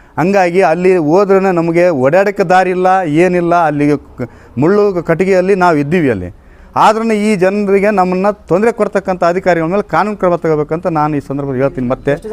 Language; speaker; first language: Kannada; native; Kannada